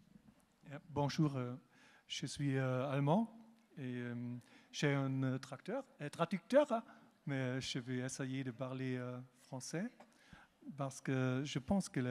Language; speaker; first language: French; non-native, learner; German